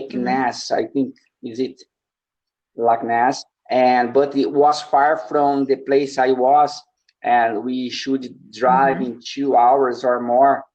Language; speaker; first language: English; non-native, learner; Portuguese